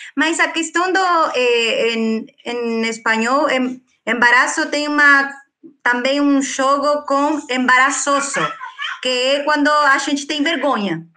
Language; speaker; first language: Portuguese; non-native, fluent; Spanish